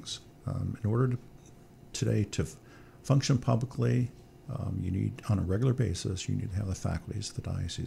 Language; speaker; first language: English; native; English